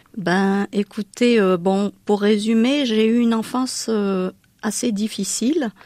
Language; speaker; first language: French; non-native, local second language; Malagasy